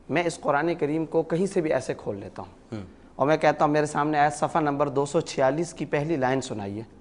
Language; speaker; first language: Urdu; native; Urdu